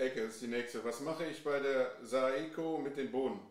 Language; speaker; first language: German; native; German